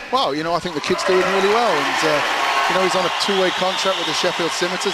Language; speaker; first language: English; native; English